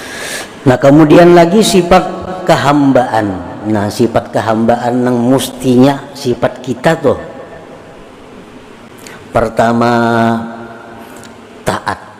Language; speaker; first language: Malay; non-native, local second language; Banjar